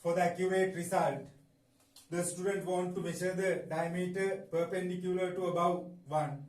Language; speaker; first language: English; non-native, local second language; Sinhala